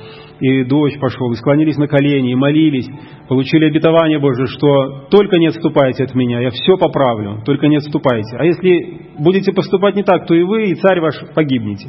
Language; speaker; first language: Russian; native; Russian